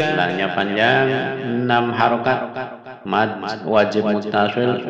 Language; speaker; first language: Indonesian; native; Indonesian